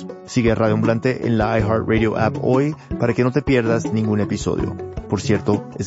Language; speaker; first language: Spanish; native; Spanish